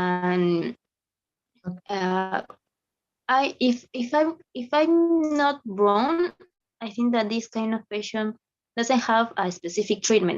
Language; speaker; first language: English; non-native, learner; Spanish